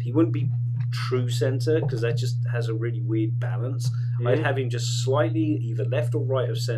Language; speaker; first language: English; native; English